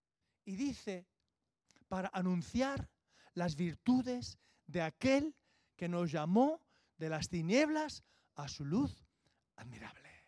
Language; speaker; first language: Spanish; native; Spanish